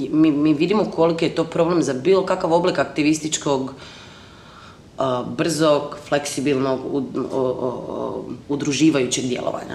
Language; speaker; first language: Croatian; native; Croatian